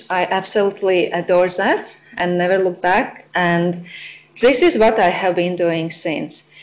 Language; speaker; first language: English; non-native, fluent; Latvian